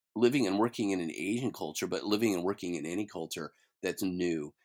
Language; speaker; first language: English; native; English